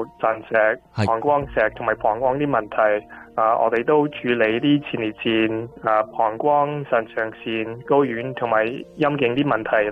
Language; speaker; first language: Cantonese; non-native, fluent; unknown